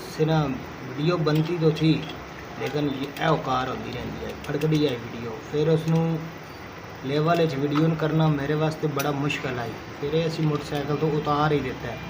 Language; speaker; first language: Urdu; non-native, local second language; Punjabi